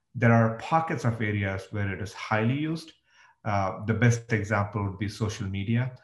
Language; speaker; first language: English; non-native, local second language; Tamil